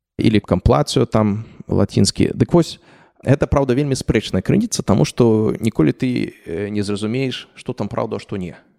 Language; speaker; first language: Belarusian; non-native, local second language; Russian